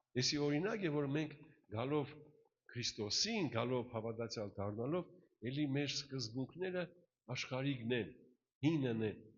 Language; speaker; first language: Armenian; early bilingual, heritage; Russian